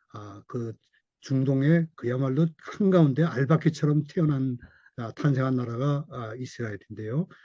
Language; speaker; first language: Korean; native; Korean